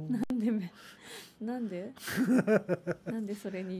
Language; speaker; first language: Japanese; native; Japanese